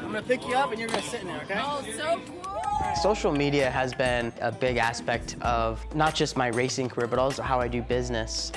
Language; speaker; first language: English; native; English